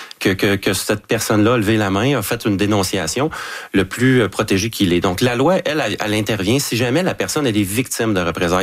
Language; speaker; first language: French; native; French